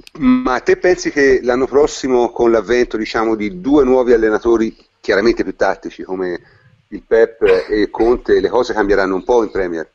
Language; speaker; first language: Italian; native; Italian